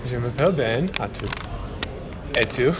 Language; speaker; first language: French; non-native, learner; English